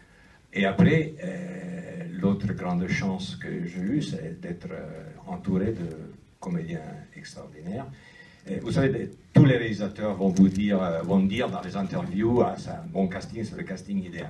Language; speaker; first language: French; non-native, fluent; Italian